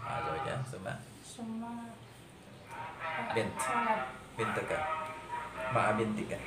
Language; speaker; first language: Arabic; non-native, fluent; Indonesian